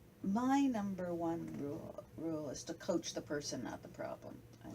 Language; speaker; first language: English; native; English